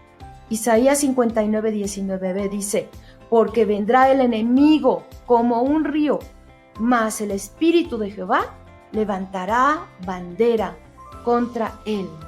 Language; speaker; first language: Spanish; native; Spanish